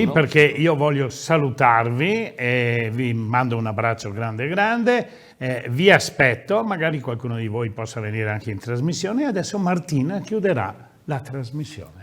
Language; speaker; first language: Italian; native; Italian